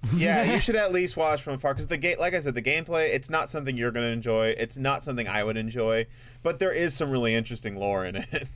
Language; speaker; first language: English; native; English